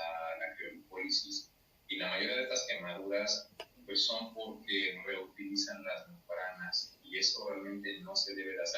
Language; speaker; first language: Spanish; native; Spanish